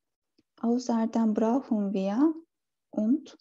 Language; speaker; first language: German; non-native, learner; Turkish